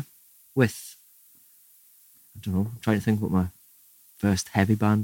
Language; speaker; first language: English; native; English